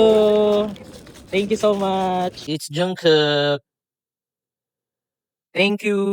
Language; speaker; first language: English; non-native, local second language; Filipino